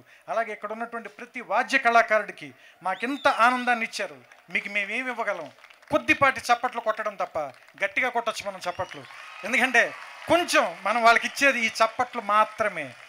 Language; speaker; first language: Telugu; native; Telugu